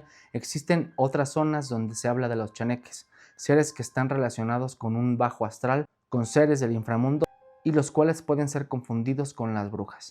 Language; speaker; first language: Spanish; native; Spanish